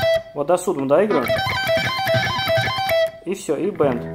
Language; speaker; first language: Russian; native; Russian